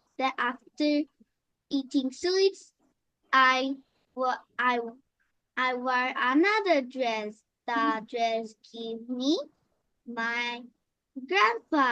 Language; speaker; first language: English; non-native, learner; Bangla